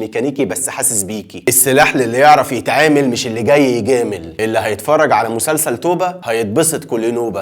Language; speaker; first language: Arabic; native; Arabic